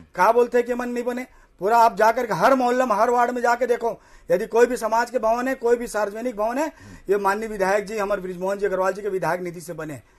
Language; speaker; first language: Hindi; native; Hindi